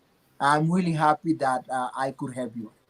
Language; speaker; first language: English; non-native, learner; Haitian Creole